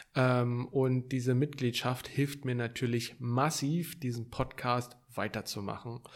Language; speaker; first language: German; native; German